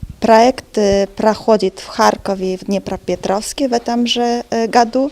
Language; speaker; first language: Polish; non-native, learner; Russian